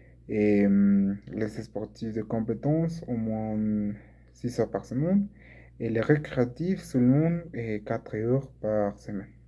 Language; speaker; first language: French; non-native, learner; Spanish